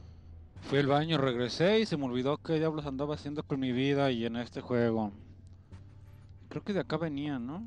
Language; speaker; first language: Spanish; native; Spanish